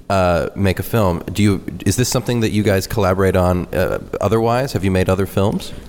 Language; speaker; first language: English; native; English